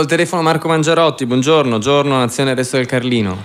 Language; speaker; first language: Italian; native; Italian